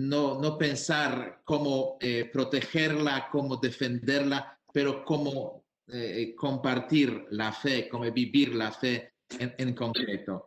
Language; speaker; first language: Spanish; non-native, fluent; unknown